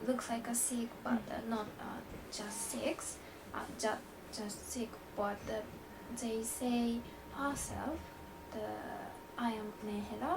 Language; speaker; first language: English; non-native, learner; Japanese